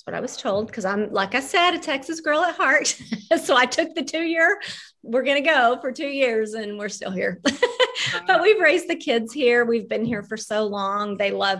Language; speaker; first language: English; native; English